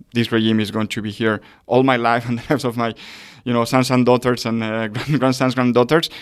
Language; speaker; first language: English; non-native, fluent; Spanish